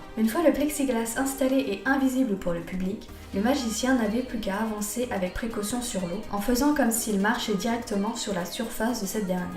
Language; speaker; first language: French; native; French